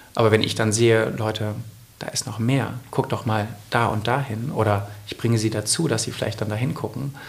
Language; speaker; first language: German; native; German